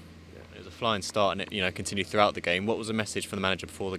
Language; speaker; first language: English; native; English